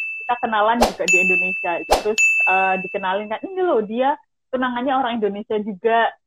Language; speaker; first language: Indonesian; native; Indonesian